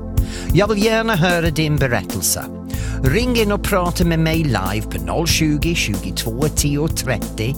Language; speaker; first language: Swedish; non-native, fluent; English